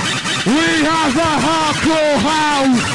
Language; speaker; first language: English; native; English